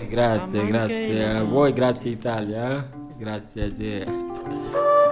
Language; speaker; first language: Italian; non-native, learner; Wolof